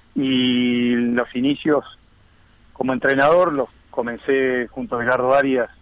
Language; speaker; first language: Spanish; native; Spanish